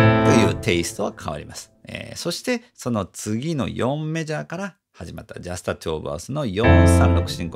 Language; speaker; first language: Japanese; native; Japanese